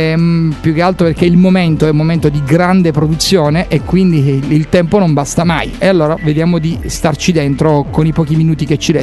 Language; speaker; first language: Italian; native; Italian